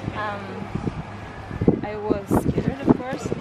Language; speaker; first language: English; non-native, fluent; Kazakh